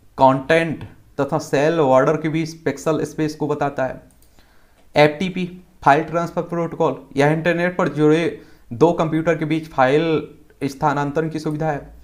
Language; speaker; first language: Hindi; native; Hindi